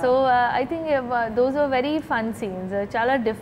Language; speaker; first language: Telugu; non-native, learner; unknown